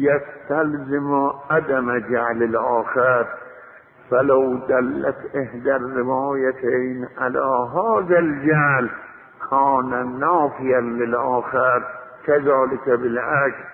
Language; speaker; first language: Arabic; non-native, fluent; Azerbaijani